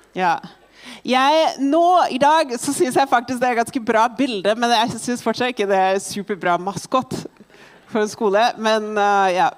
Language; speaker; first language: Norwegian; non-native, fluent; English